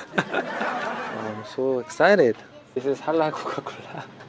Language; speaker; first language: English; non-native, fluent; Korean